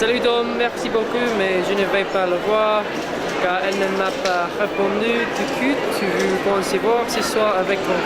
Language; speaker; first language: French; non-native, learner; English